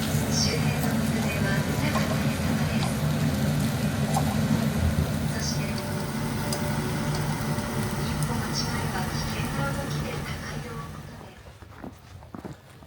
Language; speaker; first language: Japanese; native; Japanese